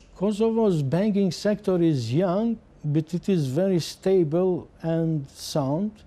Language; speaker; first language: English; non-native, fluent; Albanian